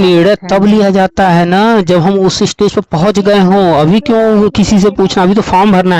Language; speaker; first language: Hindi; native; Hindi